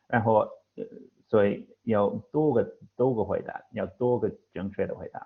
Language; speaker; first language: Chinese; non-native, fluent; English